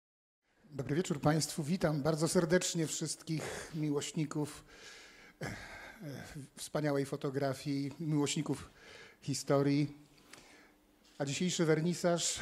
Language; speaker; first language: Polish; native; Polish